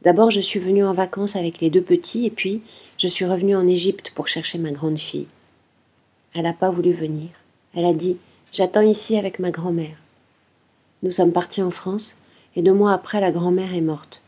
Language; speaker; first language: French; non-native, learner; Arabic